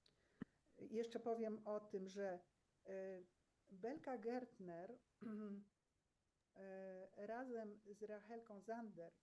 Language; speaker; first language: Polish; native; Polish